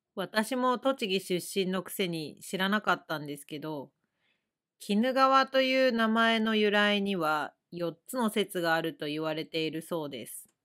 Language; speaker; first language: Japanese; native; Japanese